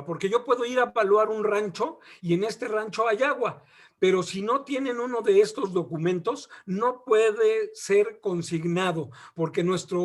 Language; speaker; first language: Spanish; native; Spanish